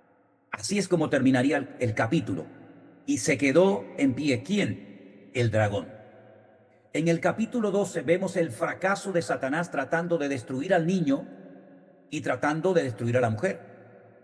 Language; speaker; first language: Spanish; native; Spanish